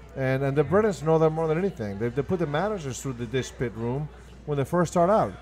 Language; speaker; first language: English; early bilingual, other home language; Spanish